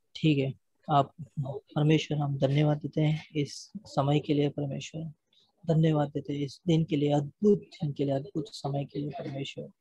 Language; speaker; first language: Hindi; native; Hindi